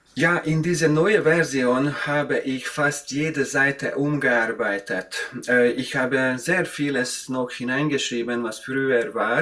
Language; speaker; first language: German; non-native, fluent; Hungarian